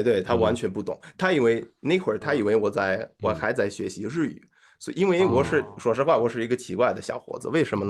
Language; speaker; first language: Chinese; non-native, fluent; English